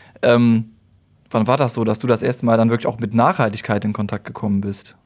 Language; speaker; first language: German; native; German